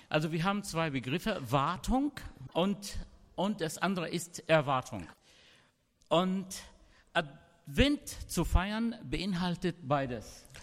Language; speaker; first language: German; non-native, fluent; Arabic